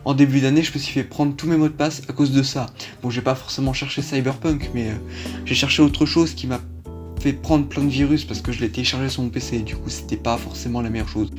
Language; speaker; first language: French; native; French